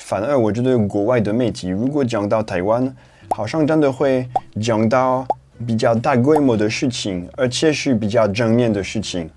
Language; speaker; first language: Chinese; non-native, fluent; French